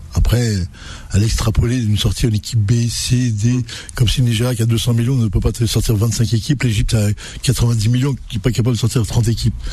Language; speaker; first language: French; non-native, local second language; Arabic